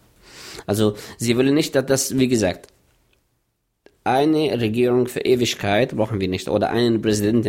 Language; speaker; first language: German; non-native, fluent; Arabic